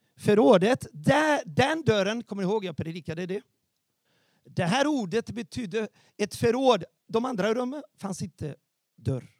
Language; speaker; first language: Swedish; non-native, fluent; Portuguese